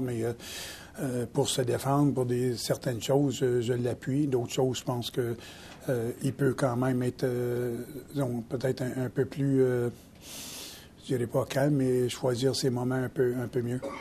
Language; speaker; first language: French; native; French